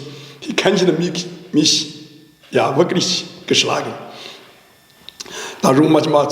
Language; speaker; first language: German; non-native, learner; Chinese